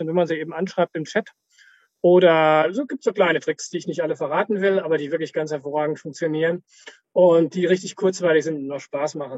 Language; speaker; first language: German; native; German